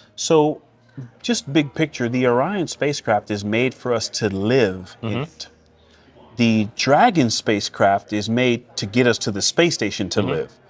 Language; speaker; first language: English; native; English